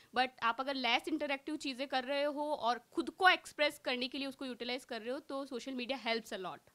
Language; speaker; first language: Hindi; native; Hindi